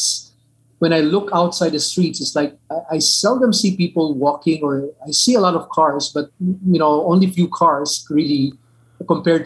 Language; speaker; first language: English; non-native, local second language; Min Nan Chinese